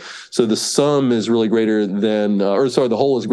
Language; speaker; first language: English; native; English